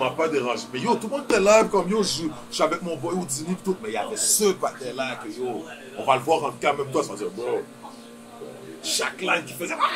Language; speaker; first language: French; native; French